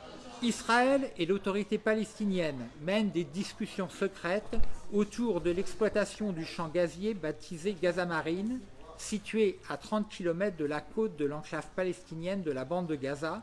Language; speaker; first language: French; native; French